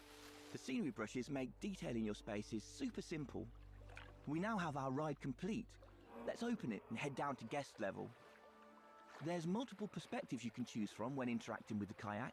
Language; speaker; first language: English; native; English